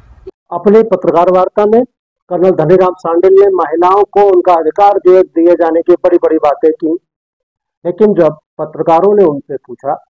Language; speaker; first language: Hindi; native; Hindi